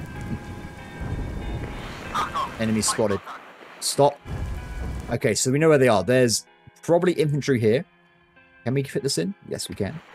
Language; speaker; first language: English; native; English